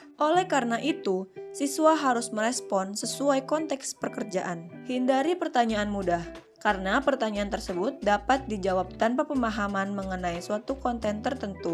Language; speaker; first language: Indonesian; native; Indonesian